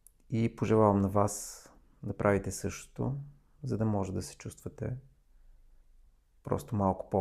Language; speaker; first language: Bulgarian; native; Bulgarian